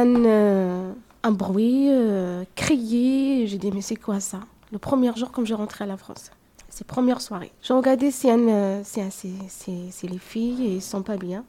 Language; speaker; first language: French; non-native, learner; Arabic